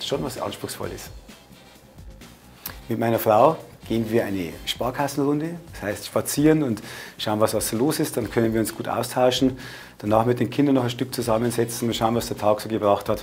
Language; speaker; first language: German; native; German